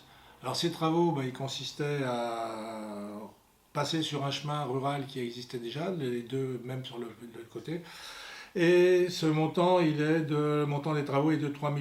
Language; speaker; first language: French; native; French